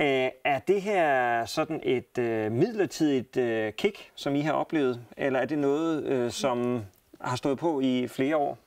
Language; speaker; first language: Danish; native; Danish